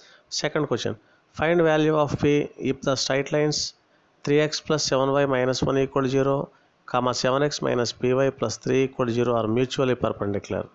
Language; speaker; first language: English; non-native, local second language; Telugu